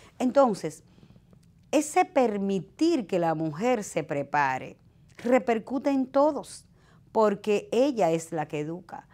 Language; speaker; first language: Spanish; native; Spanish